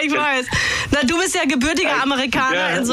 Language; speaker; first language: German; native; German